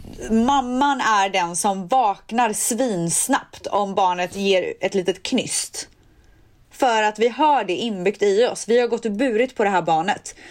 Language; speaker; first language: Swedish; native; Swedish